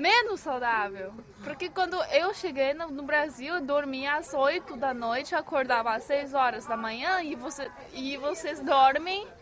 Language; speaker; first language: Portuguese; non-native, fluent; Chinese